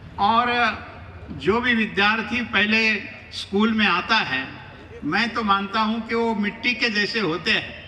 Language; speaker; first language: Hindi; non-native, local second language; Marathi